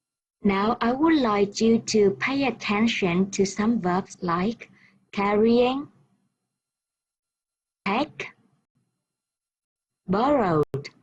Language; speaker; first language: English; non-native, fluent; Vietnamese